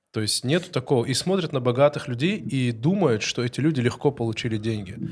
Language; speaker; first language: Russian; non-native, local second language; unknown